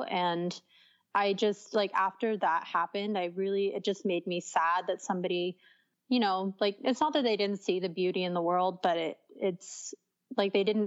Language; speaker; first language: English; native; English